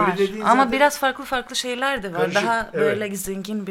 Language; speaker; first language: Turkish; non-native, learner; Greek